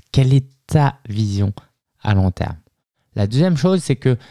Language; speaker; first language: French; native; French